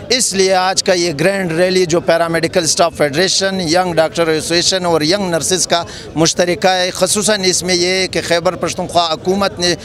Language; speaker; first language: Urdu; non-native, local second language; Pashto